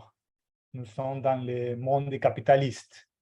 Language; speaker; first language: French; non-native, fluent; Portuguese